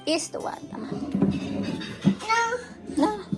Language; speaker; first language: Finnish; non-native, learner; Thai